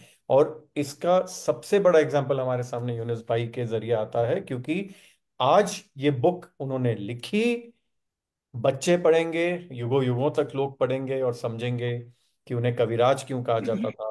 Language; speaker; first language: Hindi; native; Hindi